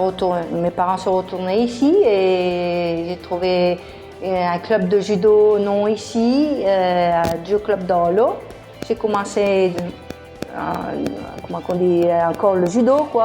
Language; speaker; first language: French; early bilingual, other home language; Italian